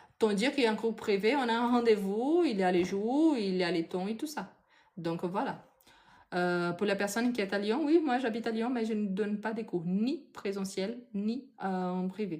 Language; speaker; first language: French; non-native, fluent; Portuguese